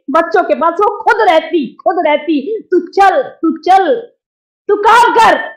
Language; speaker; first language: Hindi; native; Hindi